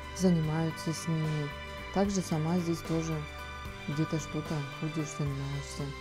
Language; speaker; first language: Russian; non-native, fluent; Azerbaijani